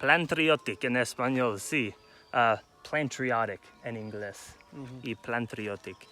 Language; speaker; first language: Spanish; non-native, learner; English